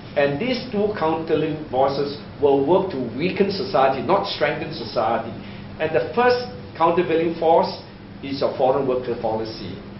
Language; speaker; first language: English; native; English